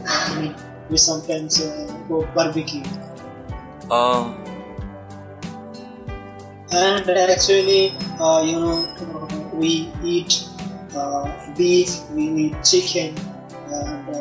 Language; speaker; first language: English; non-native, learner; Bangla